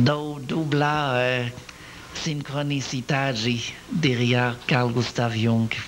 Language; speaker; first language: Portuguese; non-native, learner; French